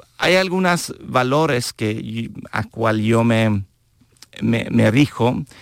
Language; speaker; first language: Spanish; non-native, fluent; Swedish